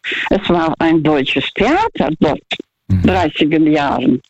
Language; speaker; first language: German; non-native, fluent; Russian